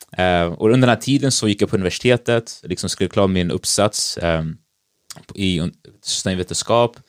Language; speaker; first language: Swedish; early bilingual, other home language; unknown